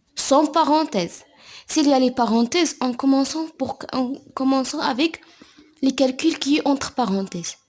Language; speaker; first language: French; non-native, local second language; Arabic